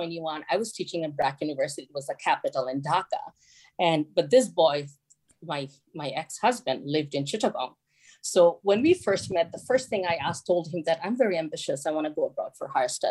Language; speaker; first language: English; non-native, local second language; Bangla